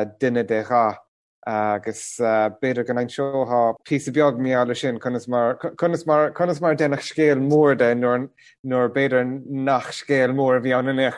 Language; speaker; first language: Irish; non-native, local second language; English